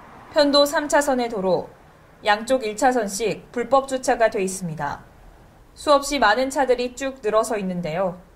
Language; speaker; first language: Korean; native; Korean